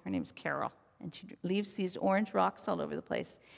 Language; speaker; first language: English; native; English